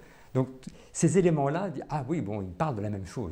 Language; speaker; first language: French; native; French